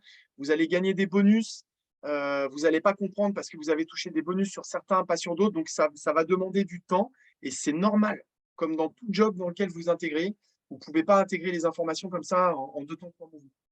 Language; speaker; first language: French; native; French